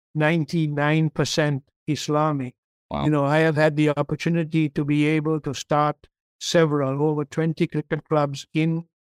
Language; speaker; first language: English; non-native, local second language; Tamil